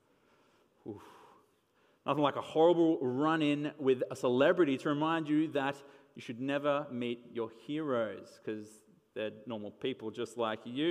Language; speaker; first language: English; native; English